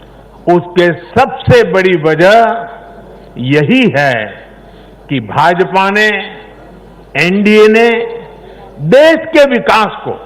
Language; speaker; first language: Hindi; non-native, local second language; Gujarati